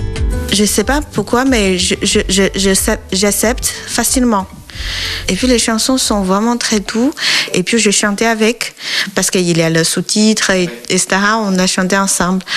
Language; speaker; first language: French; non-native, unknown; Chinese